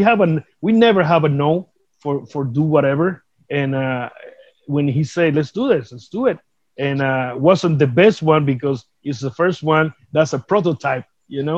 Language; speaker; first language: English; non-native, learner; Spanish